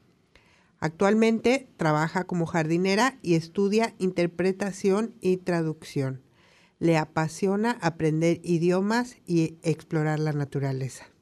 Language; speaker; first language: Spanish; native; Spanish